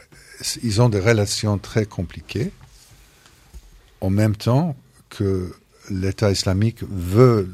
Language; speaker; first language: French; non-native, fluent; English